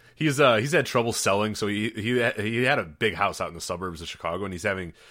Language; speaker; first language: English; native; English